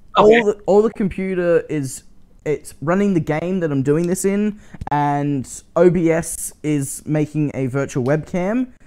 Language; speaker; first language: English; native; English